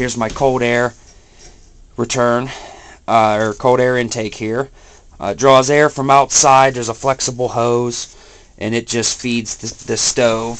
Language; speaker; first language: English; native; English